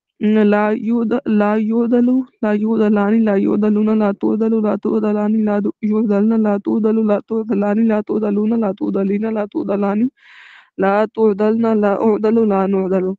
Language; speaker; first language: Arabic; non-native, learner; Urdu